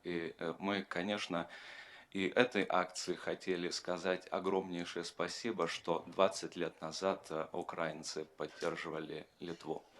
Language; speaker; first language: Russian; non-native, fluent; Lithuanian